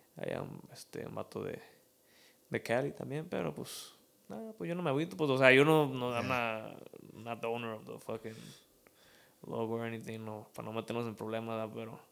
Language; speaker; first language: Spanish; early bilingual, heritage; Spanish